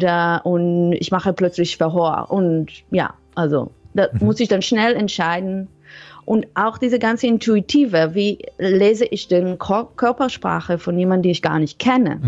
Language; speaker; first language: German; non-native, fluent; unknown